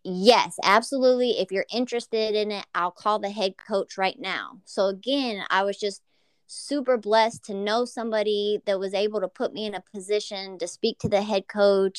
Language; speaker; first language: English; native; English